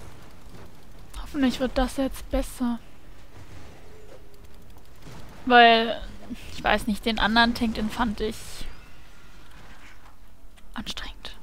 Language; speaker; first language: German; native; German